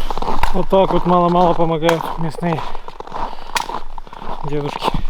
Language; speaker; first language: Russian; native; Russian